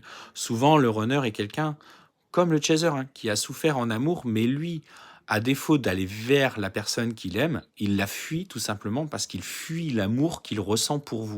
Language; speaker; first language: French; native; French